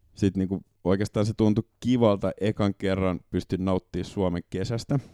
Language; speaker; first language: Finnish; native; Finnish